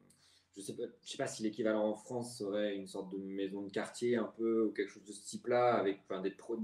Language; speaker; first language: French; native; French